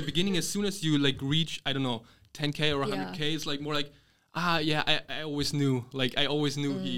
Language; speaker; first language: English; non-native, fluent; German